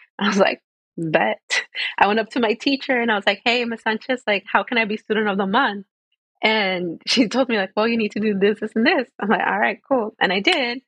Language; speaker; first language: English; early bilingual, other home language; Spanish